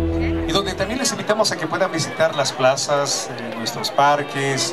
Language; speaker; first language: Spanish; native; Spanish